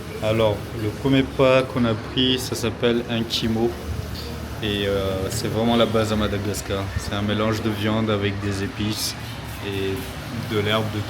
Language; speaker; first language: French; native; French